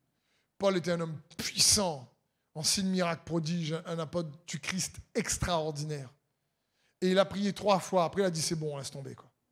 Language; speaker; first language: French; native; French